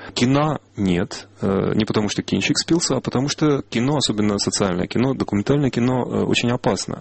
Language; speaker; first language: Russian; non-native, local second language; Armenian